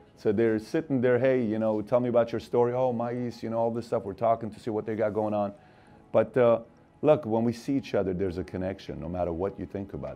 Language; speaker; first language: English; early bilingual, other home language; Armenian